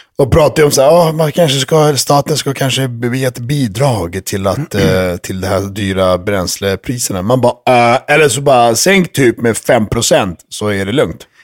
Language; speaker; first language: Swedish; native; Swedish